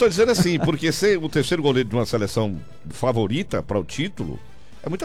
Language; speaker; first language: Portuguese; native; Portuguese